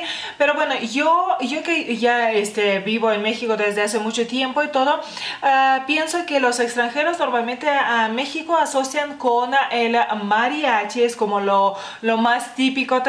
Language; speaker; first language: Spanish; non-native, fluent; Lithuanian